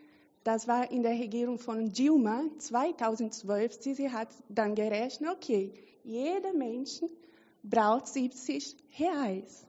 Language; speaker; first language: German; non-native, fluent; Portuguese